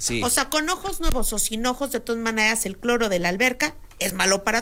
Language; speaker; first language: Spanish; native; Spanish